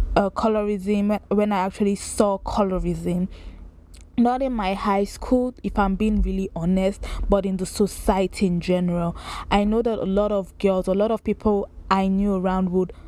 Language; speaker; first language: English; non-native, local second language; Yoruba